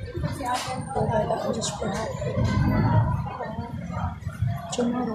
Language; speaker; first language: English; non-native, local second language; Cebuano